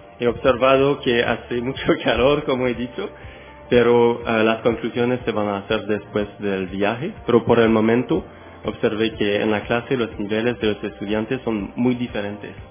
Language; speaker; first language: Spanish; non-native, fluent; French